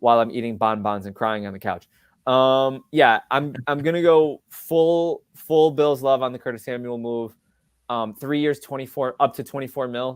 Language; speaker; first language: English; native; English